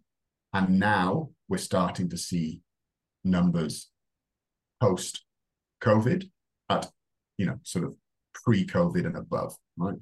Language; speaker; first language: English; native; English